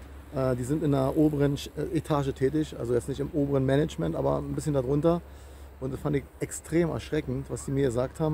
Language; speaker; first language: German; native; German